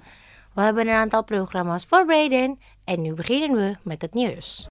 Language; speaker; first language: Dutch; non-native, fluent; Indonesian